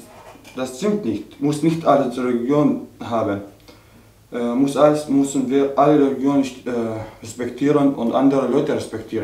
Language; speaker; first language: German; non-native, learner; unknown